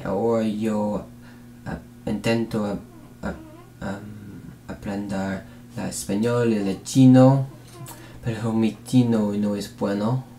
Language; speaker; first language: Spanish; non-native, learner; English